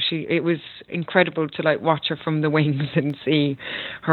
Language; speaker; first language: English; native; English